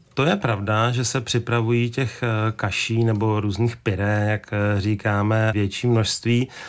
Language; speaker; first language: Czech; native; Czech